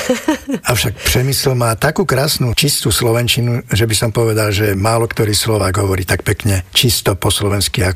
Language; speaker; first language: Slovak; native; Slovak